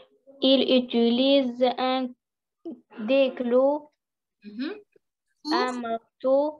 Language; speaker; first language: French; non-native, learner; Arabic